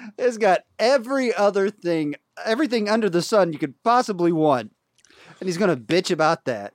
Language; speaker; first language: English; native; English